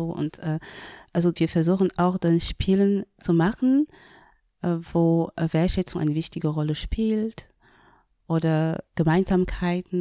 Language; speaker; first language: German; non-native, fluent; French